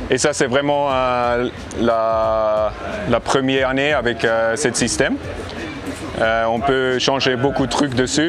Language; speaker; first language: French; non-native, learner; English